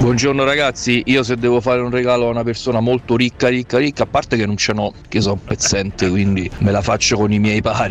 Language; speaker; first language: Italian; native; Italian